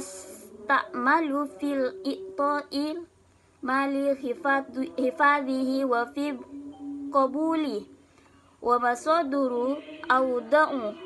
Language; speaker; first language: Arabic; non-native, learner; Indonesian